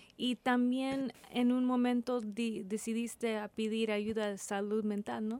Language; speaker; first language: Spanish; early bilingual, heritage; Spanish